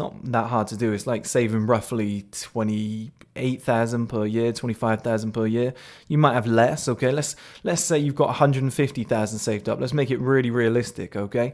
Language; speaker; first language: English; native; English